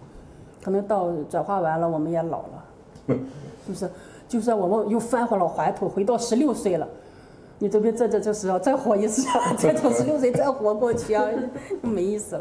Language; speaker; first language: Chinese; native; Chinese